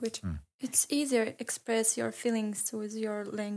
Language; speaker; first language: English; non-native, learner; Ingush